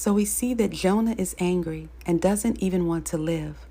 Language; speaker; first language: English; native; English